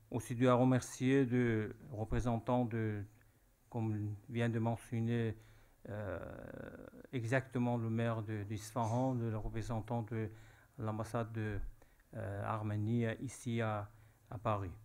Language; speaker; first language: French; non-native, fluent; Persian